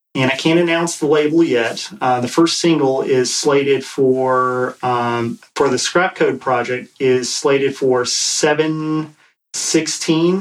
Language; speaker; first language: English; native; English